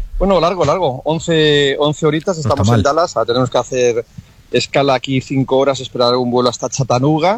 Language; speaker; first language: Spanish; native; Spanish